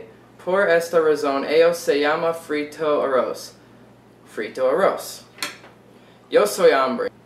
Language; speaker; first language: Spanish; non-native, learner; English